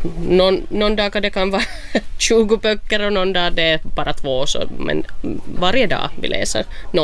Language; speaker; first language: Swedish; non-native, local second language; Finnish